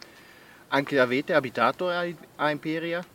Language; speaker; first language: Italian; non-native, learner; German